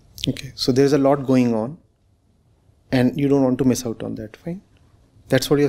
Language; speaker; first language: English; non-native, local second language; Hindi